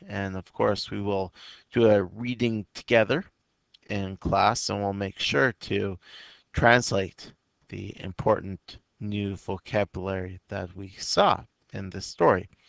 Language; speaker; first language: English; native; English